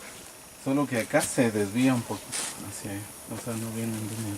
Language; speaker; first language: Spanish; native; Spanish